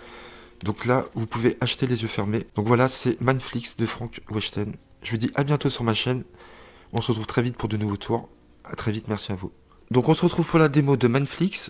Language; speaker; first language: French; native; French